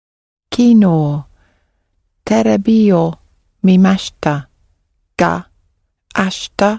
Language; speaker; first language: Japanese; non-native, learner; English